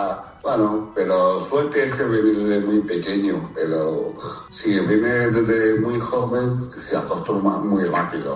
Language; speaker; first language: Spanish; non-native, fluent; Chinese